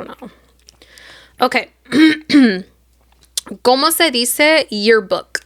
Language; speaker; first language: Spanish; early bilingual, heritage; Spanish